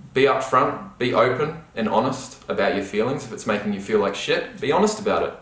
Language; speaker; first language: English; native; English